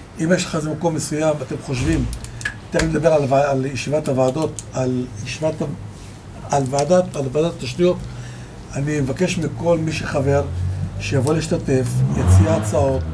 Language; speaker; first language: Hebrew; non-native, local second language; Arabic